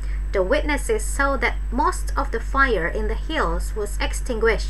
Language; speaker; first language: English; non-native, fluent; Indonesian